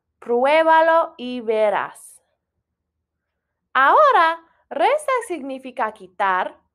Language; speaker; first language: Spanish; non-native, fluent; English